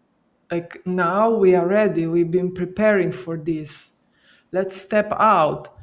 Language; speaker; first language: English; non-native, fluent; Slovenian